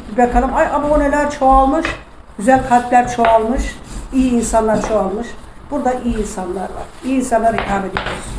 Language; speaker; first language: Turkish; native; Turkish